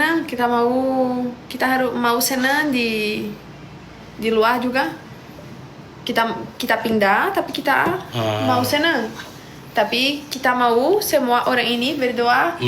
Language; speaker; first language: Indonesian; non-native, learner; Portuguese